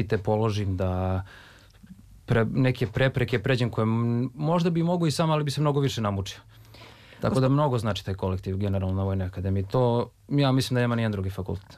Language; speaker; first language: Serbian; native; Serbian